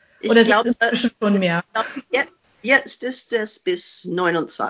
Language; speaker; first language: German; non-native, fluent; English